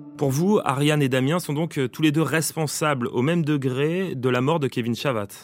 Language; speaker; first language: French; native; French